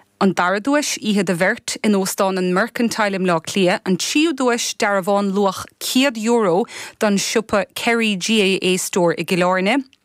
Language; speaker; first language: Irish; native; Irish